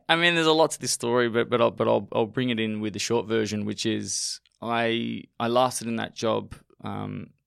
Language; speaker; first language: English; native; English